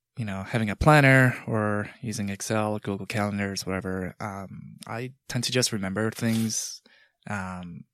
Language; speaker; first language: English; native; English